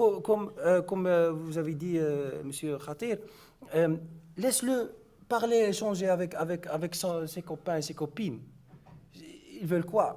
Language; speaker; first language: French; non-native, learner; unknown